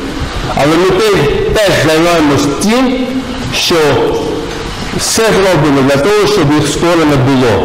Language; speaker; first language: Ukrainian; non-native, fluent; Georgian